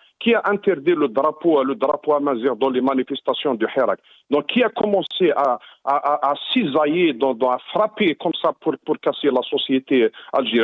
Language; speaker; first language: French; non-native, local second language; Arabic